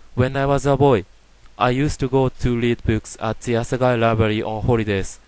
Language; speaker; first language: English; non-native, learner; Japanese